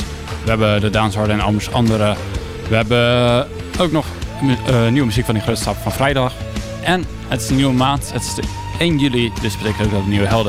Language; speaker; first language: Dutch; native; Dutch